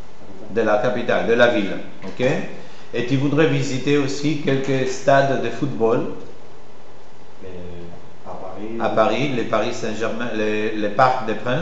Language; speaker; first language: French; non-native, fluent; Spanish